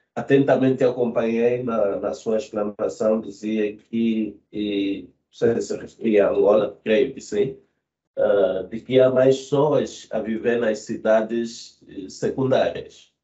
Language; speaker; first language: Portuguese; native; Portuguese